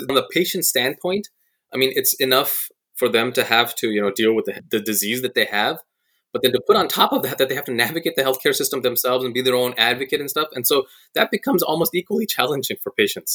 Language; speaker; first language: English; native; English